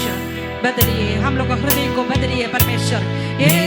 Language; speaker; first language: Hindi; non-native, local second language; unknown